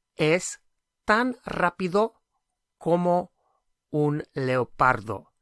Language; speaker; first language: English; native; English